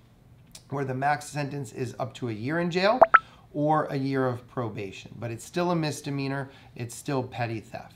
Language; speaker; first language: English; native; English